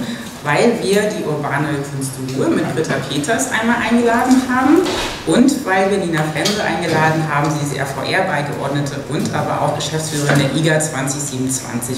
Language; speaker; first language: German; native; German